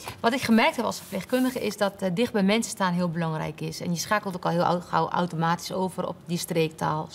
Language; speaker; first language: Dutch; native; Dutch